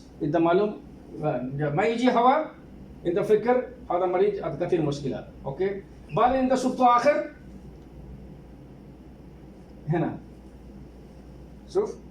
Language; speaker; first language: Arabic; non-native, learner; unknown